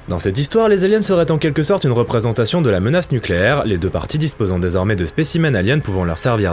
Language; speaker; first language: French; native; French